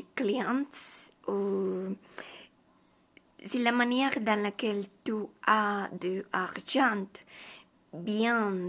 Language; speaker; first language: French; non-native, learner; Spanish